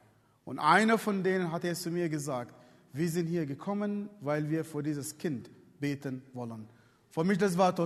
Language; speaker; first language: German; non-native, fluent; Arabic